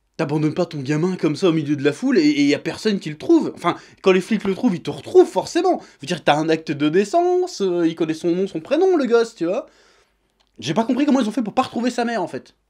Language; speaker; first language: French; native; French